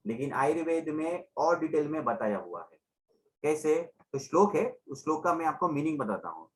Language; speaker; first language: Hindi; non-native, local second language; Gujarati